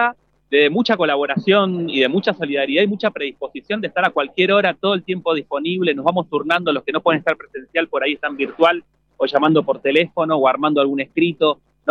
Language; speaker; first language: Spanish; native; Spanish